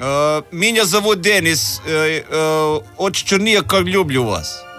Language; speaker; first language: Russian; non-native, learner; Slovenian